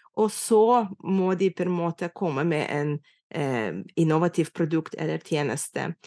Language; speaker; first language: Norwegian; non-native, fluent; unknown